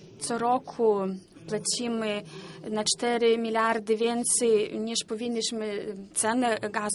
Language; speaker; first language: Polish; non-native, learner; Ukrainian